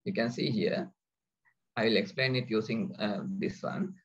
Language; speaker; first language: English; non-native, local second language; Sinhala